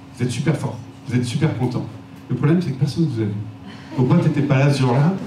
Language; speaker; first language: French; native; French